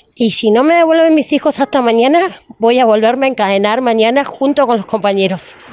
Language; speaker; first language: Spanish; native; Spanish